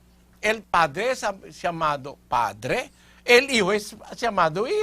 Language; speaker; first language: Spanish; non-native, fluent; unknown